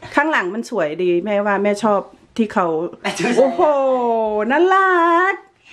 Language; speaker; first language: Thai; native; Thai